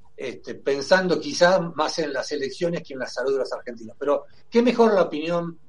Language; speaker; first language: Spanish; native; Spanish